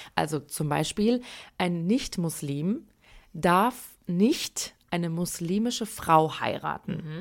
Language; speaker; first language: German; early bilingual, other home language; Persian